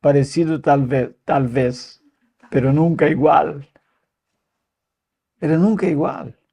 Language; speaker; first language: Spanish; non-native, fluent; Portuguese